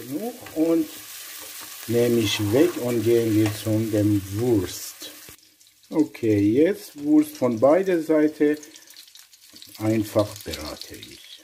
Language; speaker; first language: German; non-native, learner; Persian